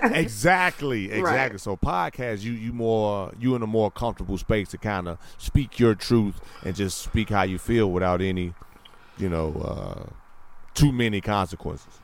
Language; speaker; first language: English; native; English